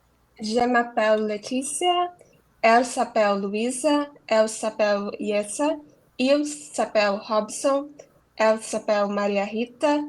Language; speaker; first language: French; non-native, learner; Portuguese